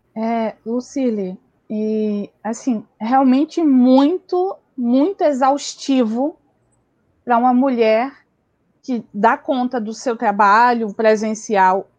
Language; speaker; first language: Portuguese; native; Portuguese